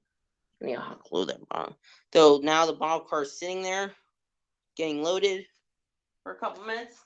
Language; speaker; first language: English; native; English